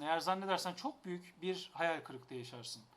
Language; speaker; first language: Turkish; native; Turkish